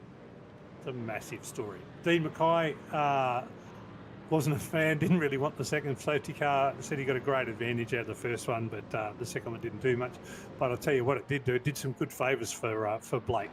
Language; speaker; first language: English; native; English